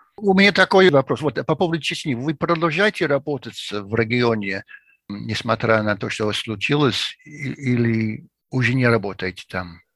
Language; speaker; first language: Russian; non-native, fluent; English